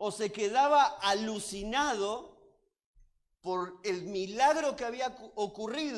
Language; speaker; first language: Spanish; native; Spanish